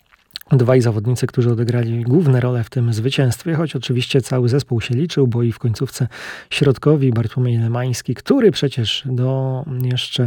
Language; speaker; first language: Polish; native; Polish